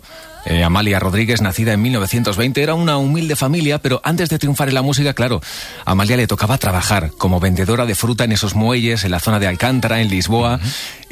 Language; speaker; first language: Spanish; native; Spanish